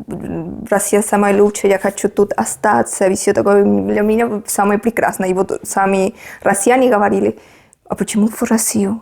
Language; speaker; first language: Russian; non-native, fluent; Spanish